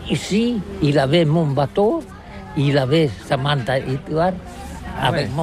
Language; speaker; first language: French; non-native, learner; Catalan